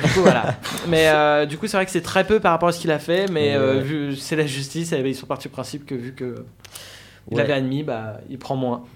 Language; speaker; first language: French; native; French